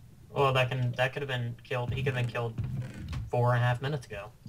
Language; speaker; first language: English; native; English